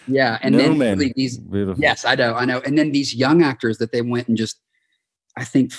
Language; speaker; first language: English; native; English